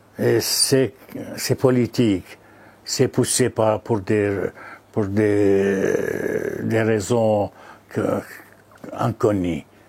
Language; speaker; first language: French; non-native, fluent; Arabic